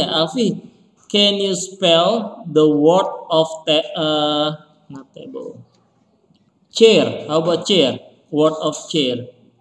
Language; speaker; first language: English; non-native, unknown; Indonesian